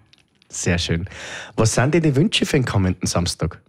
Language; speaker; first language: German; native; German